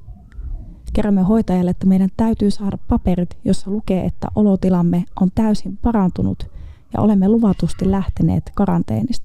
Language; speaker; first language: Finnish; native; Finnish